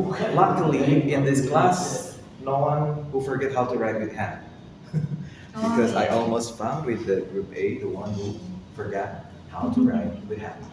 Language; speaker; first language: English; non-native, fluent; Indonesian